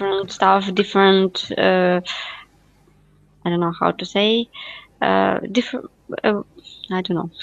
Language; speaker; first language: English; non-native, learner; Russian